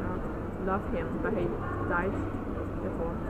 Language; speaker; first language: English; non-native, learner; Chinese